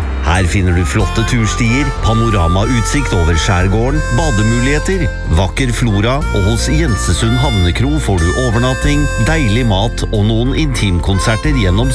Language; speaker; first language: Norwegian; native; Norwegian